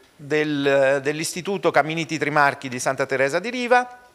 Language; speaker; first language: Italian; native; Italian